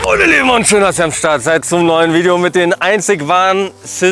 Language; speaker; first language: German; native; German